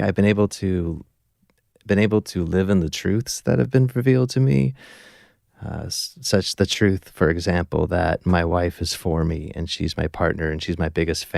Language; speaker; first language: English; native; English